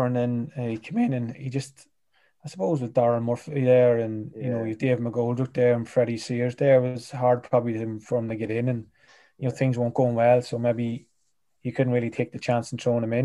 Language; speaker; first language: English; native; English